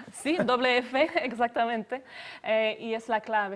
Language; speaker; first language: Spanish; non-native, fluent; French